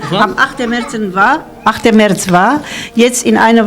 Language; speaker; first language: German; non-native, learner; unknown